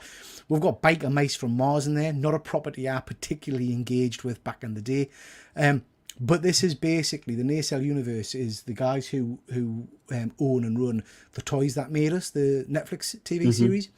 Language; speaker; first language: English; native; English